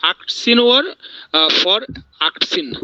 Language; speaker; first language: German; non-native, learner; Bangla